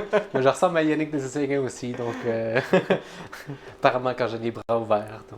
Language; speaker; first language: French; native; French